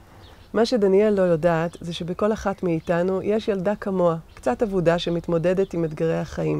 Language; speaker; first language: Hebrew; native; Hebrew